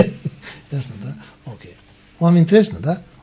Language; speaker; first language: Russian; non-native, learner; Tibetan